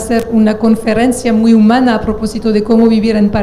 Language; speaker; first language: Spanish; non-native, fluent; French